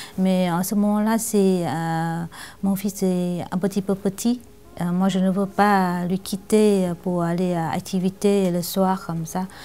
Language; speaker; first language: French; non-native, learner; Vietnamese